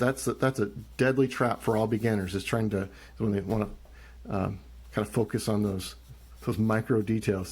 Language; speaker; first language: English; native; English